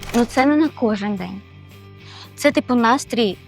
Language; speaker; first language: Ukrainian; non-native, fluent; Spanish